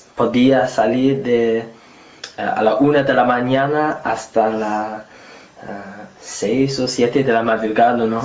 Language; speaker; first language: Spanish; non-native, fluent; English